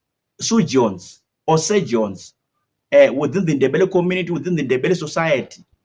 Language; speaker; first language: English; non-native, local second language; Shona